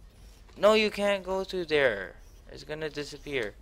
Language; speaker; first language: English; native; English